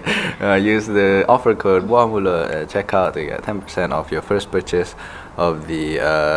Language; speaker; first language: English; non-native, local second language; Malay